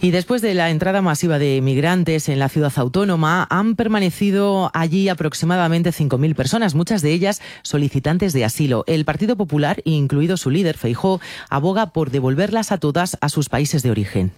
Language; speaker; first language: Spanish; native; Spanish